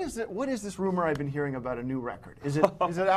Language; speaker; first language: English; native; English